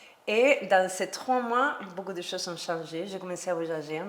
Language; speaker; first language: French; non-native, learner; Spanish